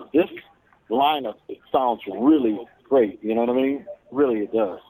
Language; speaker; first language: English; native; English